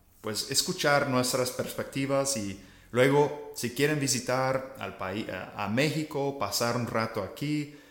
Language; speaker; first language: Spanish; non-native, fluent; English